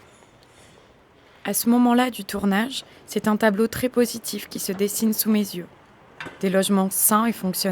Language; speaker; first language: French; native; French